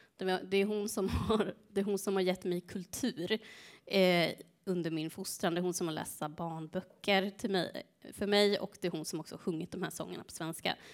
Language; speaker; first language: Swedish; early bilingual, other home language; Spanish